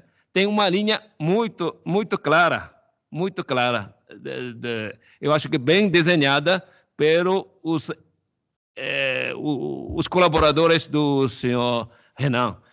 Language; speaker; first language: Portuguese; non-native, fluent; Chinese